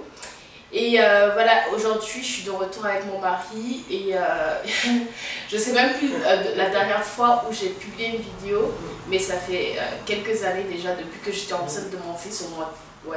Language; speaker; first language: French; native; French